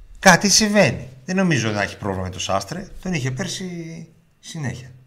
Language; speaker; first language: Greek; early bilingual, heritage; Greek